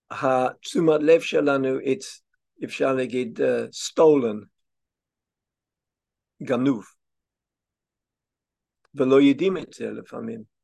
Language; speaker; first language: Hebrew; non-native, fluent; English